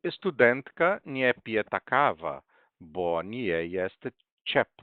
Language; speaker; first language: Polish; non-native, fluent; Portuguese